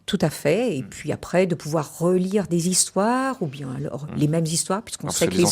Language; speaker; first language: French; native; French